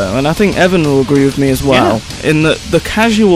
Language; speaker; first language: English; native; English